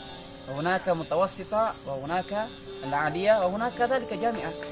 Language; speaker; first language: Arabic; non-native, learner; Indonesian